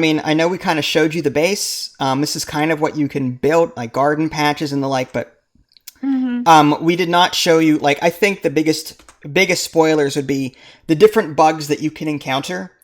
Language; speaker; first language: English; native; English